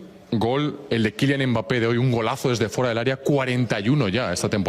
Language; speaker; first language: Spanish; native; Spanish